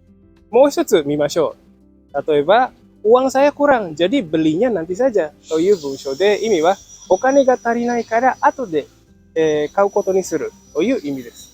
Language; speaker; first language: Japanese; non-native, fluent; Indonesian